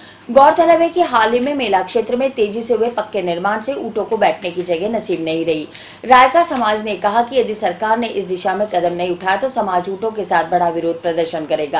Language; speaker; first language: Hindi; native; Hindi